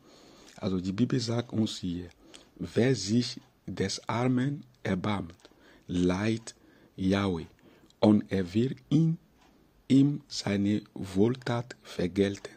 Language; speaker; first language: German; non-native, fluent; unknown